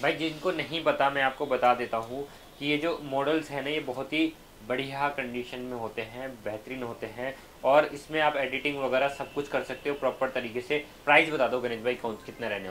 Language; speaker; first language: Hindi; native; Hindi